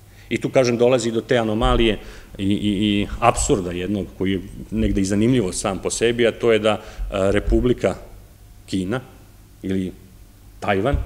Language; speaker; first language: Serbian; native; Serbian